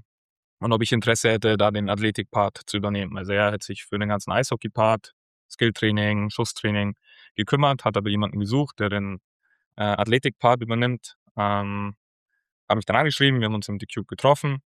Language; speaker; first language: German; native; German